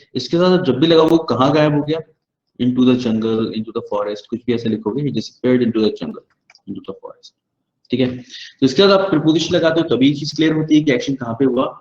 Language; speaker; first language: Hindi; native; Hindi